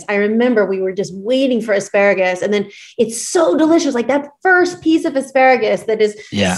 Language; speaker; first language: English; native; English